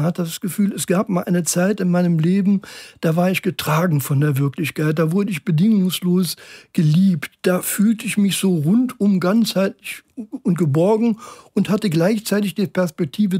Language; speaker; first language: German; native; German